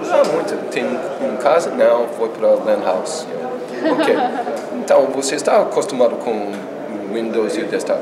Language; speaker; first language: Portuguese; non-native, fluent; English